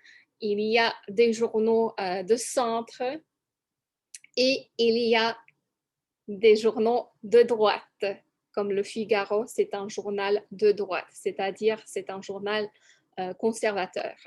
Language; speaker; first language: French; non-native, fluent; English